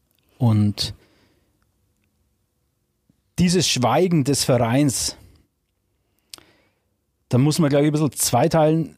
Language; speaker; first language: German; native; German